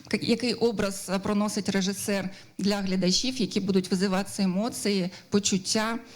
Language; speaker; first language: Ukrainian; native; Ukrainian